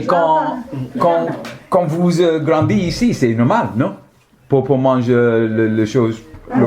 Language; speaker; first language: French; non-native, learner; English